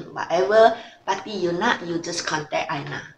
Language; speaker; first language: English; non-native, local second language; Malay